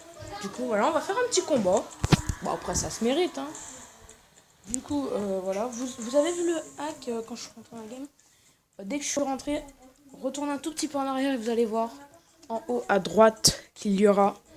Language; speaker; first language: French; native; French